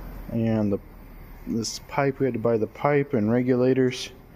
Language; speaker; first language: English; native; English